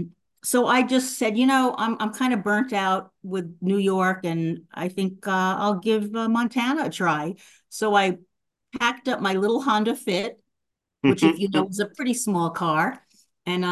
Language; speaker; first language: English; native; English